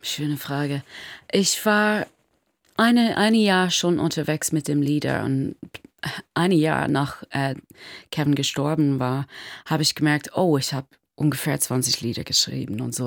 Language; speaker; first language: German; non-native, learner; English